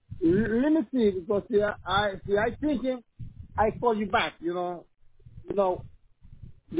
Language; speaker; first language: English; non-native, learner; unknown